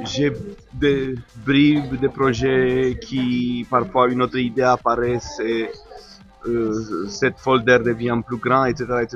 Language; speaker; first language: French; non-native, fluent; Romanian